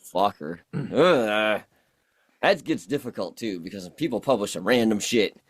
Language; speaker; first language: English; native; English